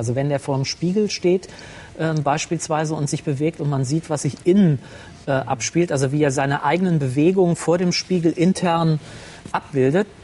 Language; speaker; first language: German; native; German